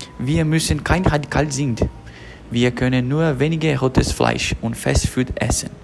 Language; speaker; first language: German; non-native, learner; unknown